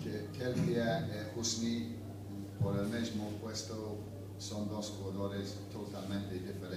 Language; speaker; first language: Spanish; non-native, fluent; English